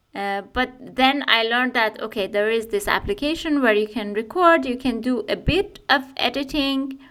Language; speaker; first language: English; non-native, fluent; Persian